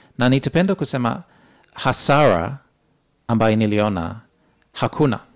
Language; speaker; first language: Swahili; non-native, fluent; English